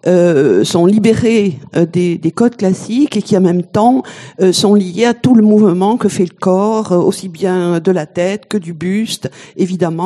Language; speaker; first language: French; native; French